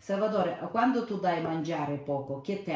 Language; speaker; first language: Italian; non-native, learner; Ukrainian